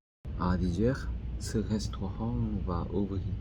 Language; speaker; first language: French; non-native, learner; Korean